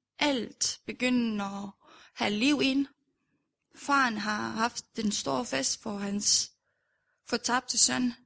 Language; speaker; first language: Danish; non-native, fluent; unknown